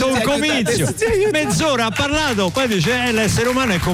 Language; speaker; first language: Italian; native; Italian